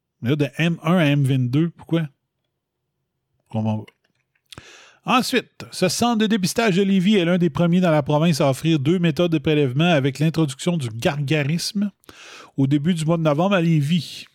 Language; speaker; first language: French; native; French